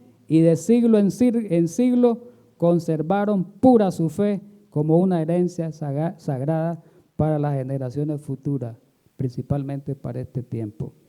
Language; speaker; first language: Spanish; native; Spanish